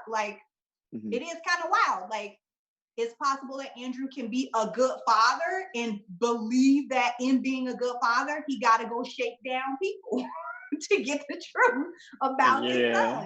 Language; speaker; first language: English; native; English